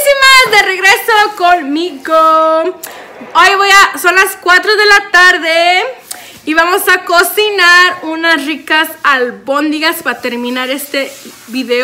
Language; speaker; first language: Spanish; early bilingual, heritage; Spanish